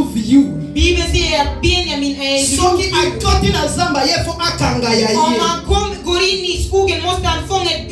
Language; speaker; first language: Swedish; non-native, learner; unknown